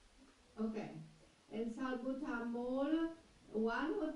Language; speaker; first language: English; non-native, learner; German